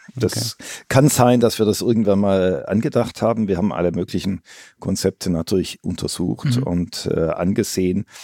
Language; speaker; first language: German; native; German